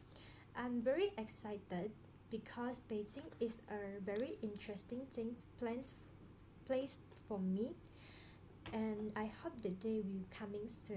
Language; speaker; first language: English; non-native, local second language; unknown